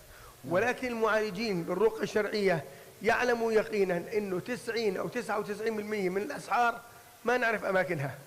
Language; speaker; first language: Arabic; native; Arabic